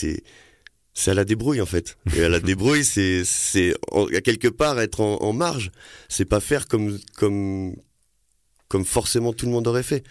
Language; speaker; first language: French; native; French